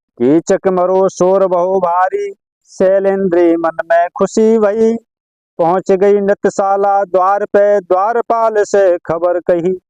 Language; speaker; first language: Hindi; native; Hindi